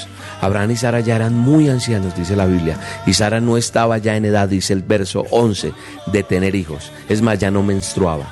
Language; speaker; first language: Spanish; native; Spanish